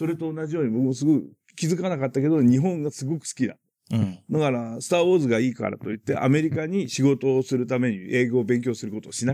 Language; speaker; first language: Japanese; native; Japanese